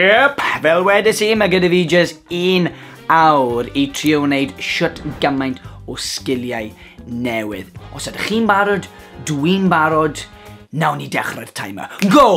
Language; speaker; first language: Welsh; native; Welsh